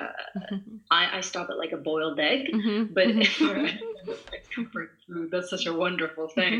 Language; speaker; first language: English; non-native, fluent; Italian